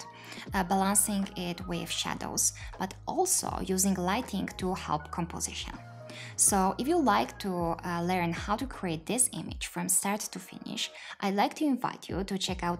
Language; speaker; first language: English; non-native, fluent; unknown